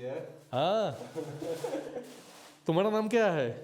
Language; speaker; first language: Hindi; non-native, local second language; Bangla